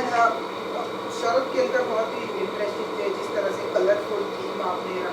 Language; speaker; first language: Hindi; native; Hindi